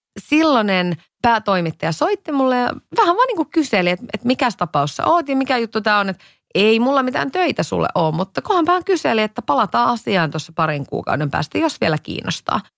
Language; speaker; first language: Finnish; native; Finnish